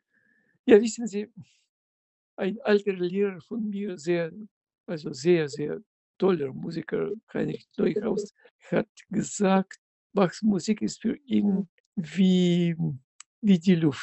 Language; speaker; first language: German; non-native, fluent; Russian